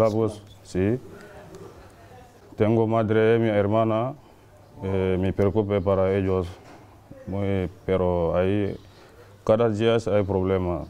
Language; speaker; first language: Spanish; non-native, learner; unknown